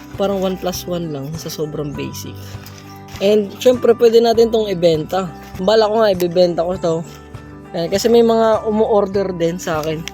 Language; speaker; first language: Filipino; non-native, local second language; Cebuano